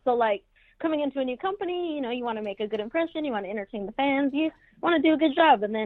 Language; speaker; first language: English; native; English